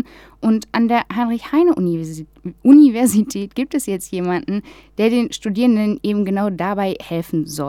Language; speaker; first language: German; native; German